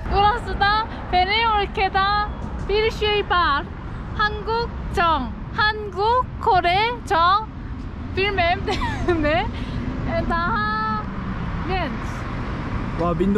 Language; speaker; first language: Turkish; non-native, learner; Korean